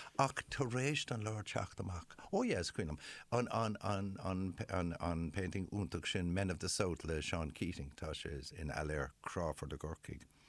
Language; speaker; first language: Irish; non-native, local second language; English